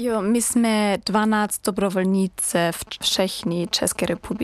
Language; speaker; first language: Czech; non-native, learner; German